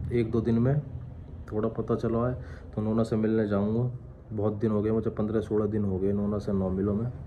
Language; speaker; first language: Hindi; native; Hindi